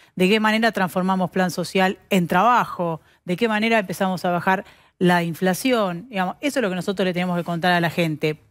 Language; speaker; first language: Spanish; native; Spanish